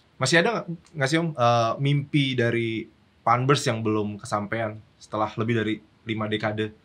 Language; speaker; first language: Indonesian; native; Indonesian